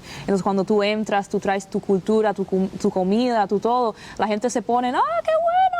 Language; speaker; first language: Spanish; early bilingual, other home language; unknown